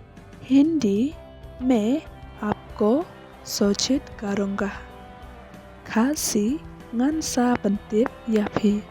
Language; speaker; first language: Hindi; non-native, local second language; Khasi